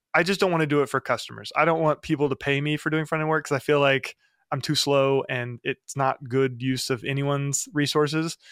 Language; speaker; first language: English; native; English